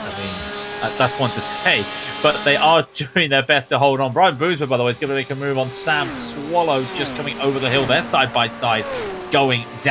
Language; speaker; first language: English; native; English